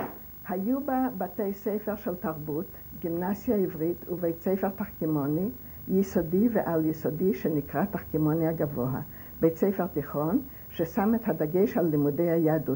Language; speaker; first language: Hebrew; non-native, fluent; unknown